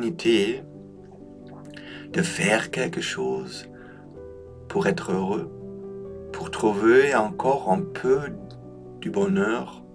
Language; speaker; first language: French; non-native, fluent; German